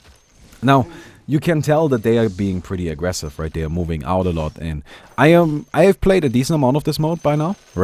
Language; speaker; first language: English; non-native, fluent; German